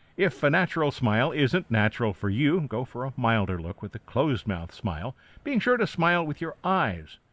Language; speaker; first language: English; native; English